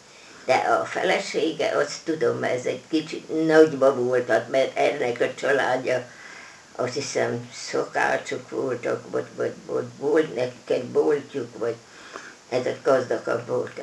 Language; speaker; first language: Hungarian; non-native, local second language; German